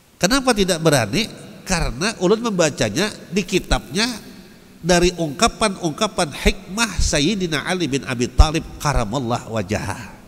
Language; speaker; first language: Indonesian; non-native, local second language; Banjar